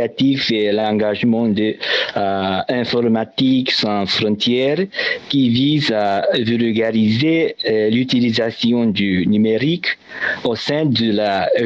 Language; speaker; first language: French; non-native, learner; Japanese